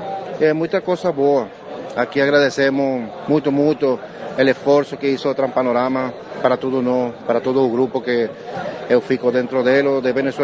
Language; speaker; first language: Portuguese; non-native, learner; Spanish